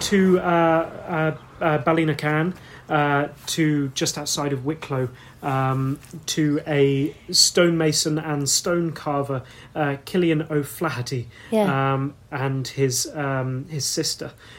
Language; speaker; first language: English; native; English